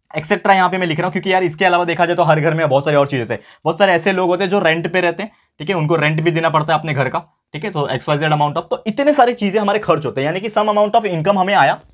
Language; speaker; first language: Hindi; native; Hindi